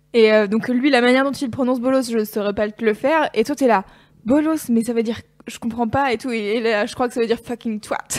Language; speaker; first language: French; native; French